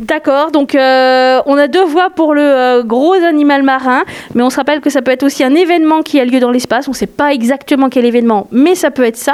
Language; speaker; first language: French; native; French